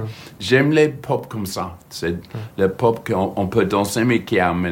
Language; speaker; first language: French; non-native, learner; English